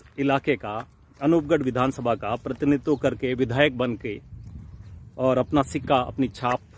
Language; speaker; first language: Hindi; native; Hindi